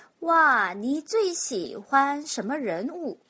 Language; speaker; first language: Chinese; non-native, fluent; Korean